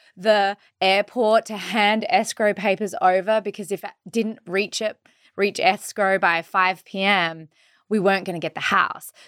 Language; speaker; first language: English; native; English